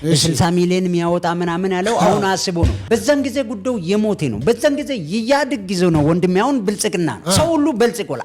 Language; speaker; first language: Amharic; non-native, local second language; Wolaytta